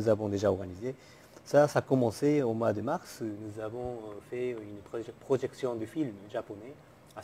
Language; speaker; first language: French; non-native, fluent; Japanese